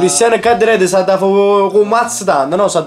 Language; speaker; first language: Italian; native; Italian